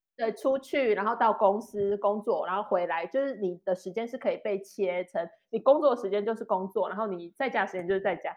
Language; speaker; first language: Chinese; native; Chinese